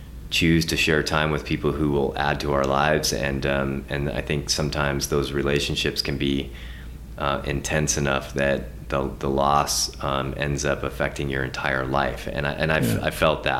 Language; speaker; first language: English; native; English